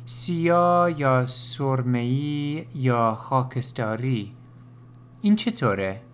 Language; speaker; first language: Persian; non-native, learner; English